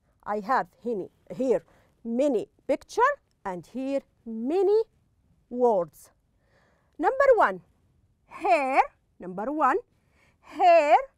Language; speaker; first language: English; non-native, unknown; Arabic